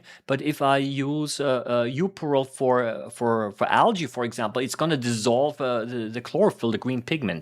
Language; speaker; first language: English; non-native, fluent; German